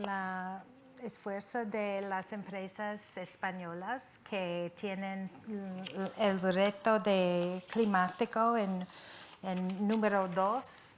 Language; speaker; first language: Spanish; non-native, fluent; English